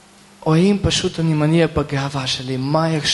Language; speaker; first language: Hebrew; non-native, fluent; Russian